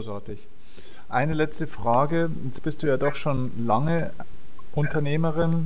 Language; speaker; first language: German; native; German